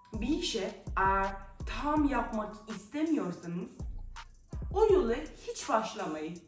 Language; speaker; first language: Turkish; non-native, fluent; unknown